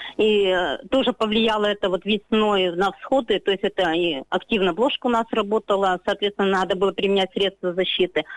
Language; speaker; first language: Russian; native; Russian